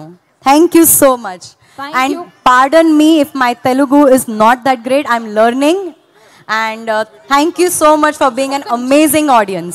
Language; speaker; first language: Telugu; non-native, learner; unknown